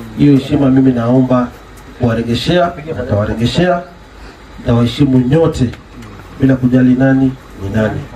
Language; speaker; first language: Swahili; native; Swahili